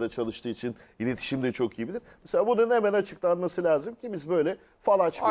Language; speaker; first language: Turkish; native; Turkish